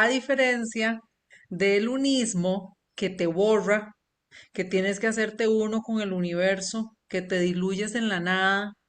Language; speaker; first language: Spanish; native; Spanish